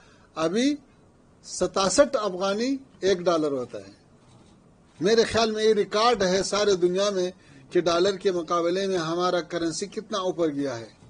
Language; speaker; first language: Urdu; non-native, fluent; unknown